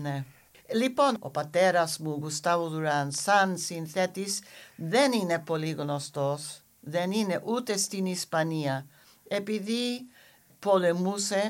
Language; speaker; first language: Greek; non-native, learner; English